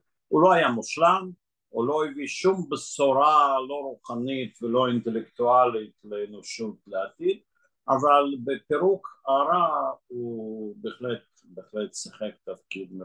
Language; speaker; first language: Hebrew; non-native, fluent; Russian